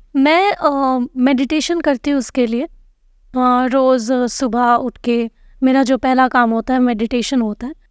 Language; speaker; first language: Hindi; non-native, local second language; Bangla